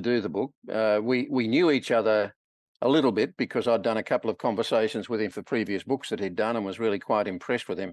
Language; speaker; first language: English; native; English